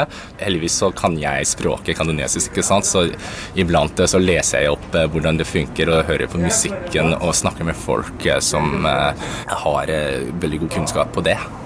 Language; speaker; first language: Norwegian; early bilingual, other home language; Cantonese